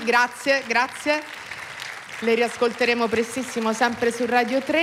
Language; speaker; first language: Italian; native; Italian